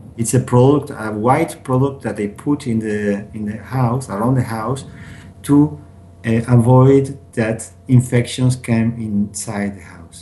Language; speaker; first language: English; non-native, learner; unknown